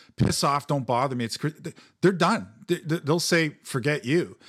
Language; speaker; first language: English; native; English